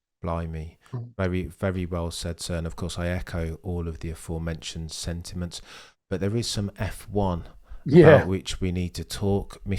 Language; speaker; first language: English; native; English